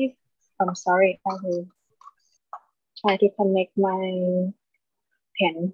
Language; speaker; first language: English; non-native, learner; Thai